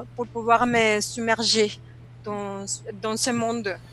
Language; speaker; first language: French; non-native, fluent; Spanish